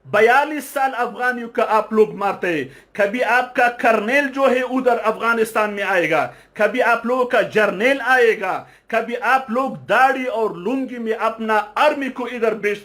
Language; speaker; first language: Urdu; non-native, fluent; Pashto